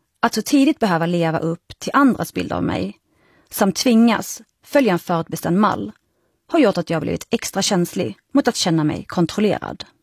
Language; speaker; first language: Swedish; early bilingual, other home language; Arabic